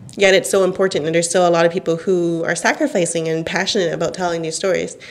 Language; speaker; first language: English; non-native, fluent; Cantonese